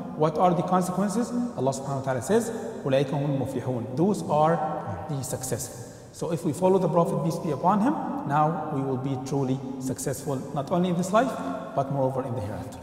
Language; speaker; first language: English; non-native, fluent; Arabic